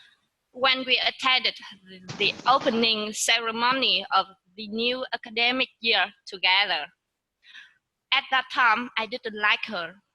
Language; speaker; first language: English; non-native, learner; Vietnamese